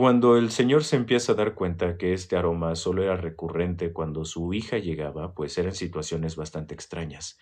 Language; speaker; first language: Spanish; native; Spanish